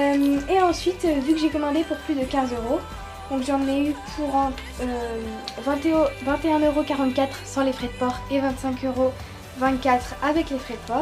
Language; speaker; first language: French; native; French